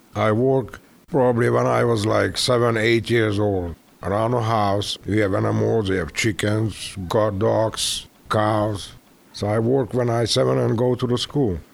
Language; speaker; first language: English; non-native, learner; Hungarian